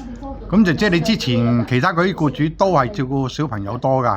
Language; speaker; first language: Cantonese; native; Cantonese